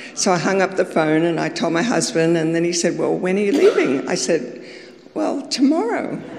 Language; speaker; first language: English; native; English